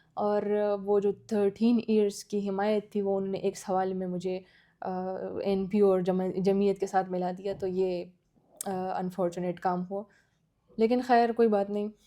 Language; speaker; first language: Urdu; non-native, local second language; Pashto